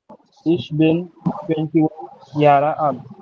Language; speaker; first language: German; non-native, learner; Marathi